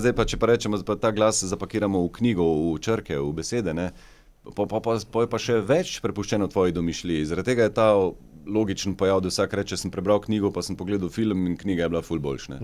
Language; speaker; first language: Slovenian; native; Slovenian